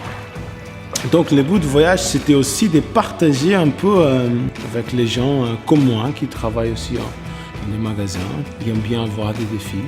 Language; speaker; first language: French; non-native, fluent; Portuguese